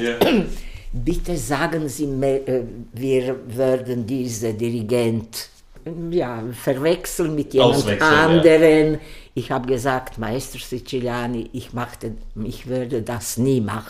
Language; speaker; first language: German; non-native, learner; Croatian